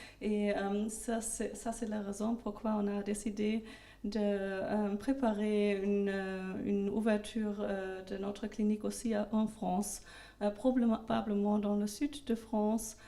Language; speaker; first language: French; non-native, fluent; German